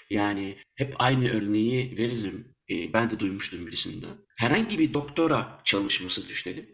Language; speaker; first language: Turkish; early bilingual, heritage; Turkish